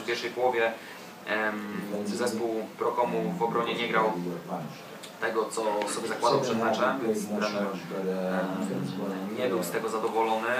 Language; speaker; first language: Polish; native; Polish